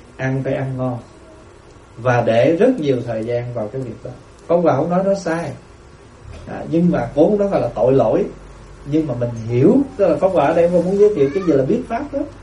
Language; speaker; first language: Vietnamese; native; Vietnamese